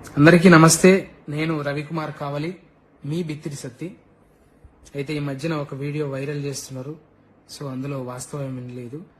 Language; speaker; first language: Telugu; native; Telugu